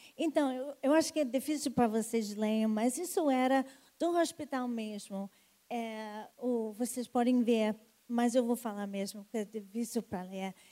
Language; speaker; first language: Portuguese; non-native, fluent; English